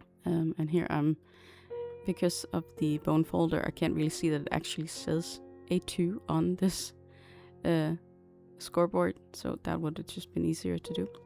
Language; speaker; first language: English; non-native, fluent; Danish